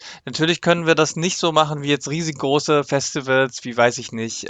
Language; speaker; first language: German; native; German